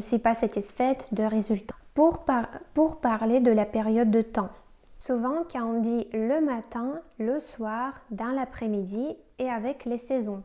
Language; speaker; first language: French; non-native, fluent; Russian